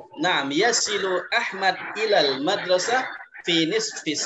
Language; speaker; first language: Arabic; non-native, fluent; Indonesian